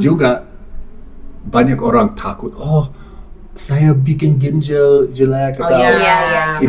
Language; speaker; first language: Indonesian; non-native, fluent; English